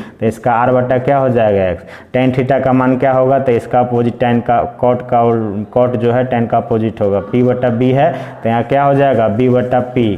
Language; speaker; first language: Hindi; native; Hindi